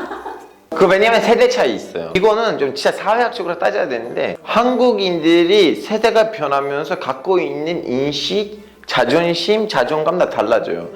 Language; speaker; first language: Korean; non-native, fluent; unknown